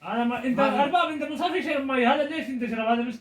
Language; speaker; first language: Arabic; non-native, learner; Urdu